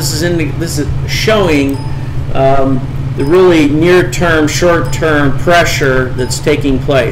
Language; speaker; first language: English; native; English